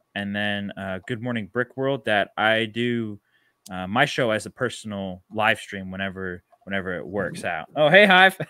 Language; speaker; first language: English; native; English